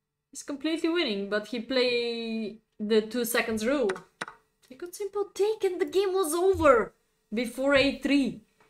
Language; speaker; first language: English; non-native, fluent; Bulgarian